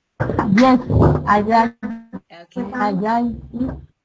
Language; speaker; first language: English; non-native, learner; Spanish